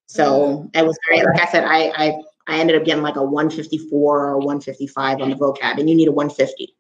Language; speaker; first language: English; native; English